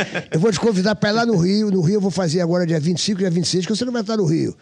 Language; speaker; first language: Portuguese; native; Portuguese